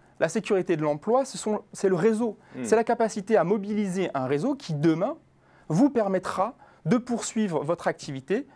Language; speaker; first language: French; native; French